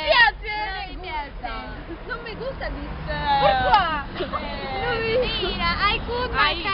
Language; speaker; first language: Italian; non-native, learner; Spanish